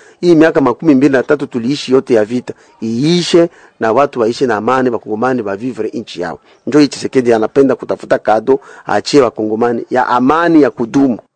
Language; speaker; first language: Swahili; native; Swahili